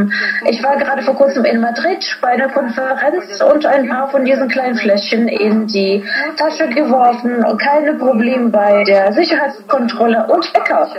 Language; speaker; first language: German; non-native, fluent; Russian